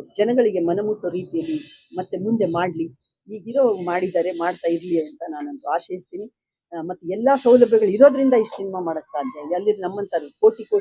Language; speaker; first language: Kannada; non-native, local second language; Lambadi